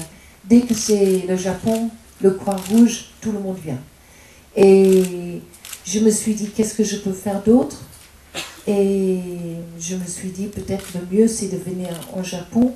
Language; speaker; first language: French; non-native, fluent; English